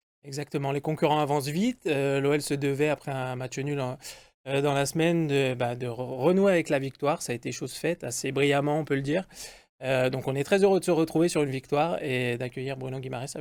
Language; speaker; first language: French; native; French